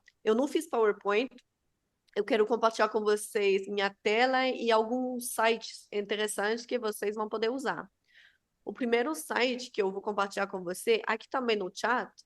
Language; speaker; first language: Portuguese; non-native, fluent; Spanish